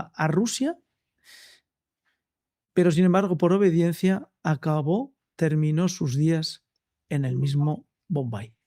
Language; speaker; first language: Spanish; native; Spanish